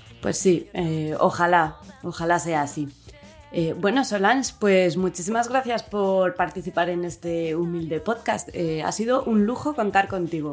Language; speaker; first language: Spanish; native; Spanish